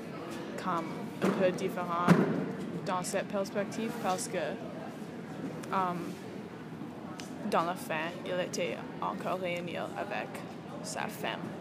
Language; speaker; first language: French; non-native, learner; English